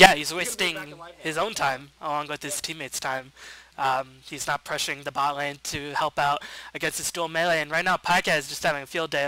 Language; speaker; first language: English; native; English